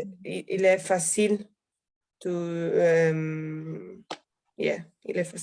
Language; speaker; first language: French; non-native, learner; Italian